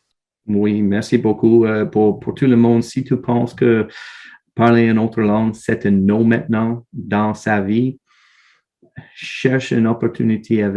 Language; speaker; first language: French; non-native, learner; English